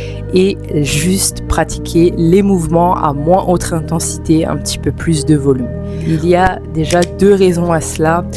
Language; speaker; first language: French; native; French